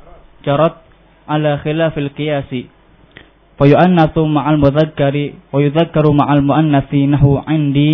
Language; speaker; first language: Arabic; non-native, fluent; Indonesian